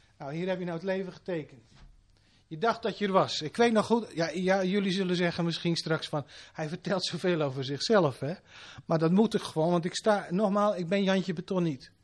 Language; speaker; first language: Dutch; native; Dutch